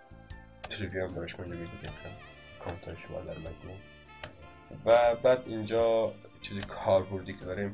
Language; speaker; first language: Persian; native; Persian